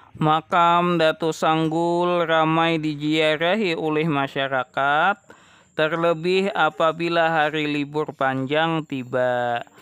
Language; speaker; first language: Indonesian; non-native, local second language; Banjar